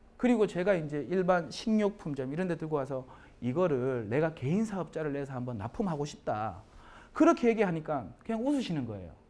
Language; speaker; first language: Korean; native; Korean